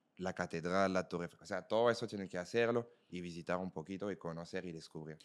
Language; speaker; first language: Spanish; non-native, fluent; French